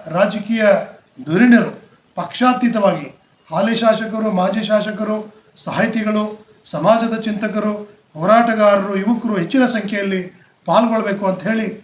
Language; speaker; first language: Kannada; non-native, local second language; Lambadi